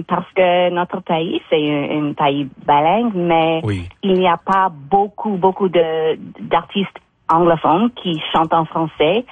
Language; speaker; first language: French; non-native, fluent; English